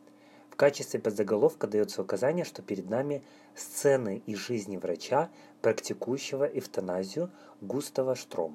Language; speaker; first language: Russian; native; Russian